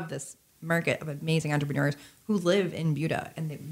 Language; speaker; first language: English; native; English